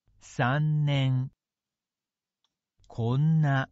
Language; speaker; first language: Japanese; non-native, learner; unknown